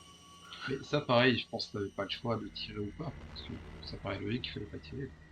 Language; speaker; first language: French; native; French